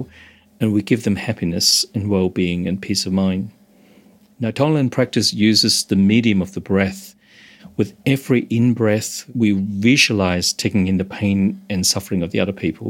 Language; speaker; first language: English; non-native, local second language; Cantonese